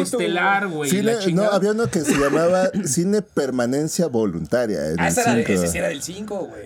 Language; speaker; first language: Spanish; native; Spanish